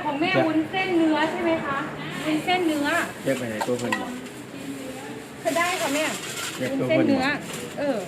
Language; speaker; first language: Thai; non-native, local second language; Northeastern Thai